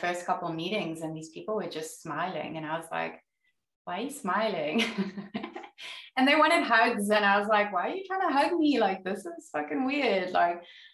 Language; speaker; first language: English; native; English